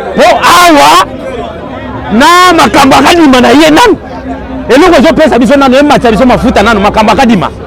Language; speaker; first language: Lingala; native; Lingala